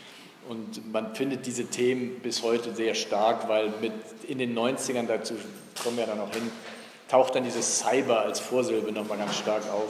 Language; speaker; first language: German; native; German